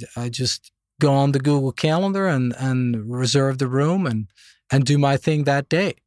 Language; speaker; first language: English; non-native, fluent; Dutch